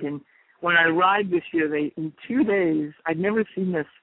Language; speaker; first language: English; native; English